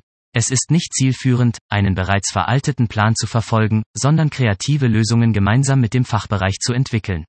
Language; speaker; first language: German; native; German